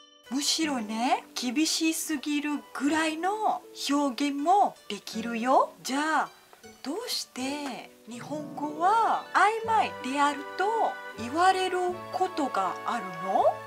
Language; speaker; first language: Japanese; non-native, fluent; Malay